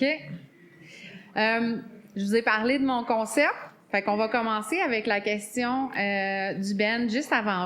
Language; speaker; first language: French; native; French